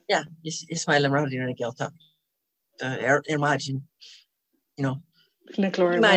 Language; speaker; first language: Irish; non-native, learner; English